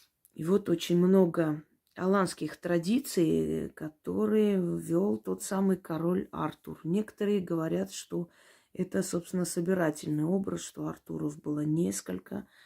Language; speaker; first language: Russian; native; Russian